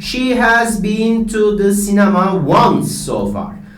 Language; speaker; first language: English; non-native, fluent; Turkish